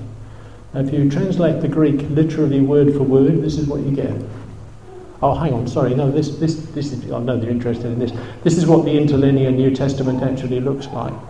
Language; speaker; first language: English; native; English